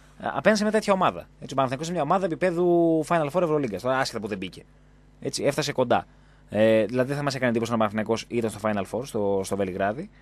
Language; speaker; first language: Greek; native; Greek